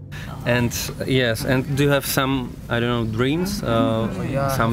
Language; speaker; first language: English; non-native, fluent; Czech